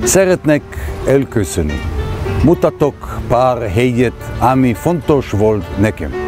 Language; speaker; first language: Hungarian; non-native, learner; Hebrew